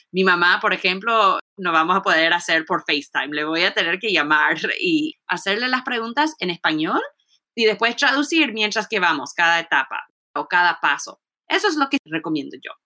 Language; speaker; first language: Spanish; early bilingual, heritage; Spanish